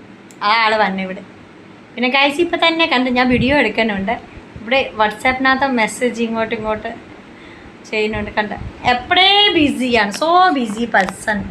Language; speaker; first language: Malayalam; non-native, fluent; Hindi